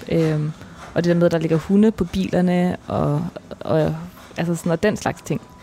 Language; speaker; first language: Danish; native; Danish